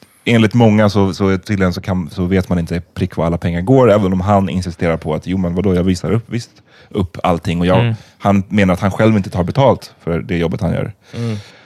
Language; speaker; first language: Swedish; native; Swedish